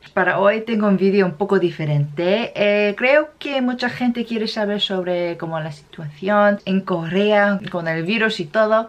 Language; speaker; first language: Spanish; non-native, fluent; Korean